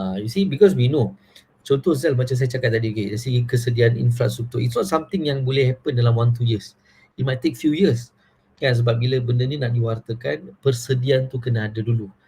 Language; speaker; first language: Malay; non-native, local second language; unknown